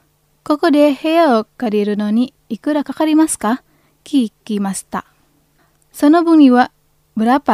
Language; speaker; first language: Japanese; non-native, fluent; Indonesian